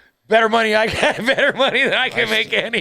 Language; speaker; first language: English; native; English